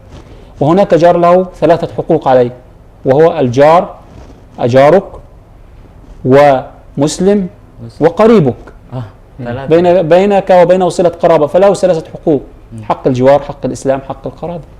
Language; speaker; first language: Arabic; native; Arabic